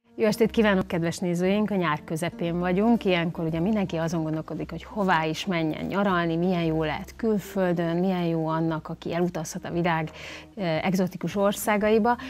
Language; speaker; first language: Hungarian; native; Hungarian